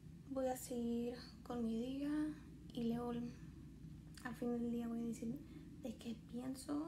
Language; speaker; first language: Spanish; early bilingual, heritage; Spanish